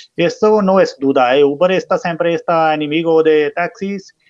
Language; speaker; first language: Spanish; non-native, learner; Urdu